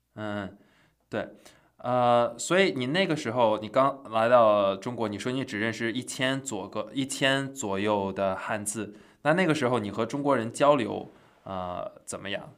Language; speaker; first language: Chinese; native; Chinese